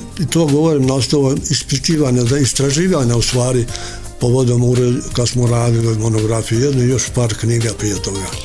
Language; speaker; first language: Bosnian; non-native, fluent; Albanian